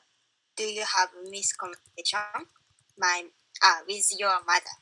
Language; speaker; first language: English; non-native, learner; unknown